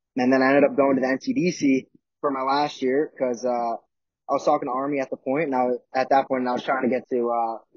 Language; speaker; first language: English; native; English